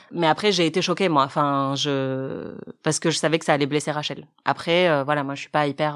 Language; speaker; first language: French; native; French